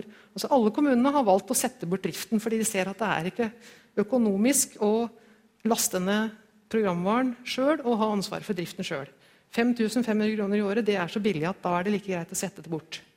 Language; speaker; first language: Norwegian; native; Norwegian